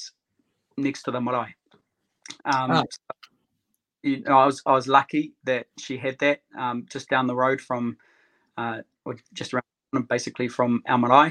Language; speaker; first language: English; native; English